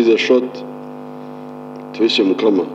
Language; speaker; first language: English; non-native, local second language; Nyankole